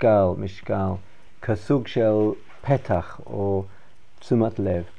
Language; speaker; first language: Hebrew; non-native, learner; English